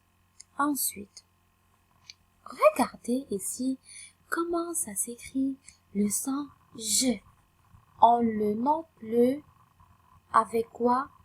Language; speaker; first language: French; non-native, local second language; Arabic